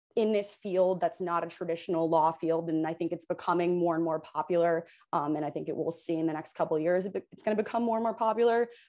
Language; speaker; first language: English; native; English